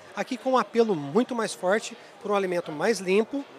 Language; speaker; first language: Portuguese; native; Portuguese